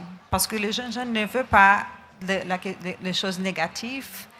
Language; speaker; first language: French; non-native, learner; Portuguese